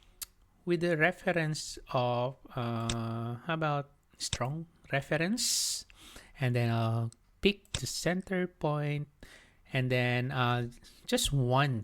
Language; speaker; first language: English; non-native, local second language; Filipino